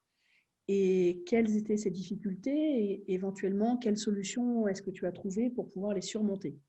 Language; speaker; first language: French; native; French